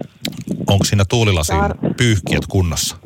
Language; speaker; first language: Finnish; native; Finnish